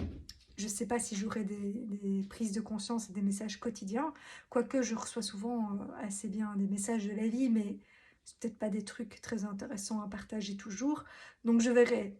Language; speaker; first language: French; native; French